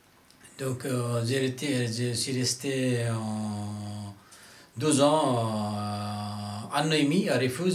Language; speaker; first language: French; non-native, learner; Bangla